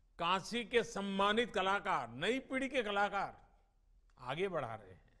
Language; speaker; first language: Hindi; non-native, local second language; Gujarati